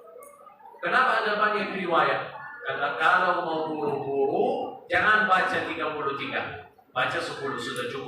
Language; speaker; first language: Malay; non-native, fluent; Arabic